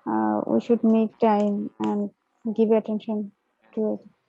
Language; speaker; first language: English; non-native, learner; Bangla